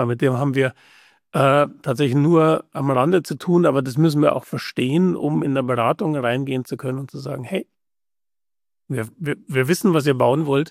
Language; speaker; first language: German; native; German